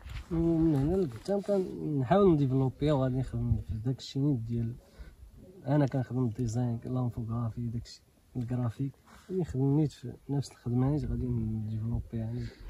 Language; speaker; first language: Arabic; native; Arabic